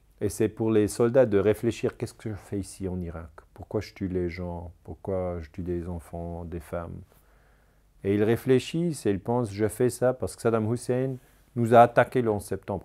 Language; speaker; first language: French; non-native, local second language; German